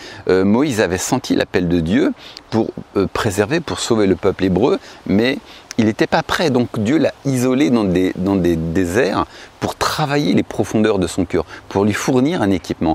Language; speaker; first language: French; native; French